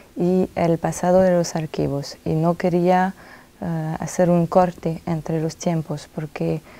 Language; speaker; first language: Spanish; non-native, fluent; French